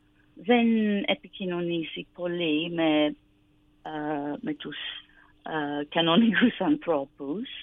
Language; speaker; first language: Greek; non-native, learner; English